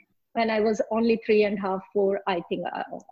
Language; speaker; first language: English; non-native, local second language; Hindi